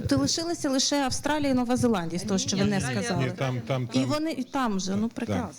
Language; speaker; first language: Ukrainian; native; Ukrainian